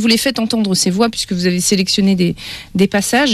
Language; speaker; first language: French; native; French